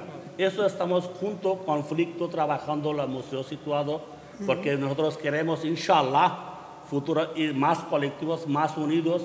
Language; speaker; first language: Spanish; non-native, learner; Bangla